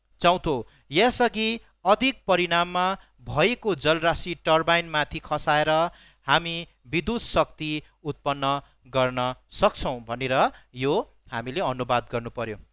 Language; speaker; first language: Nepali; native; Nepali